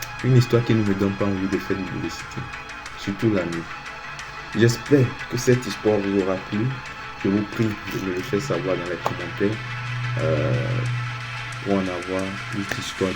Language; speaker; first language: French; native; French